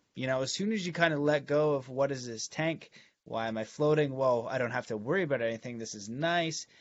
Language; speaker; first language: English; native; English